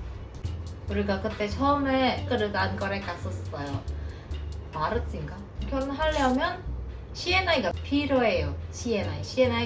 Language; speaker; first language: Korean; non-native, fluent; Indonesian